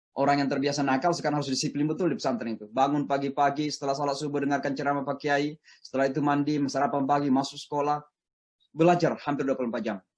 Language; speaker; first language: Indonesian; non-native, local second language; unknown